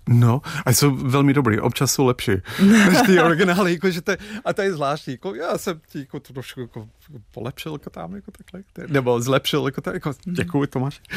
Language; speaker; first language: Czech; non-native, fluent; English